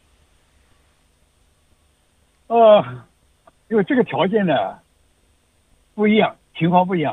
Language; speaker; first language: Chinese; native; Chinese